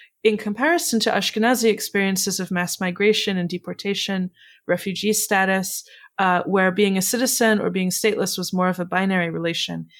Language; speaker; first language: English; native; English